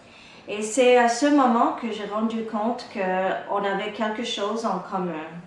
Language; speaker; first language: French; non-native, local second language; English